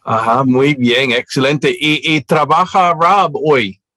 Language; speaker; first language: Spanish; non-native, fluent; English